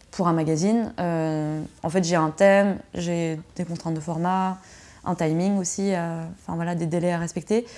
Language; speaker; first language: French; native; French